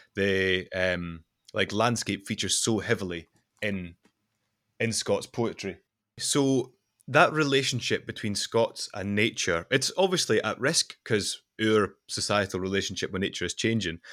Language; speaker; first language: English; non-native, local second language; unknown